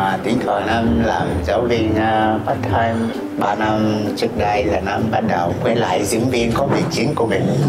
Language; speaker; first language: Vietnamese; non-native, learner; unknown